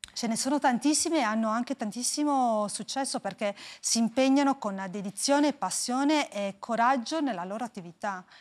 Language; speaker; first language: Italian; native; Italian